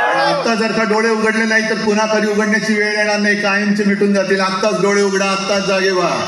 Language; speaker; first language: Marathi; native; Marathi